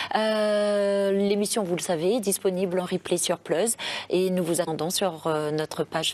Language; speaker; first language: French; native; French